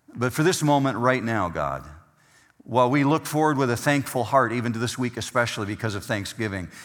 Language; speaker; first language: English; native; English